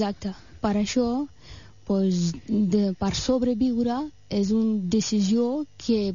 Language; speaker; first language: Catalan; non-native, fluent; Persian